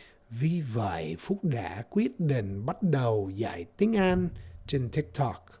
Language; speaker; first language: Vietnamese; non-native, learner; English